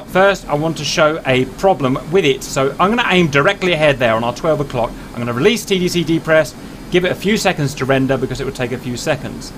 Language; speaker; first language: English; native; English